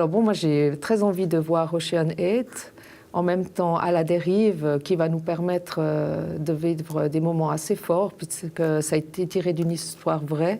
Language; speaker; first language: French; native; French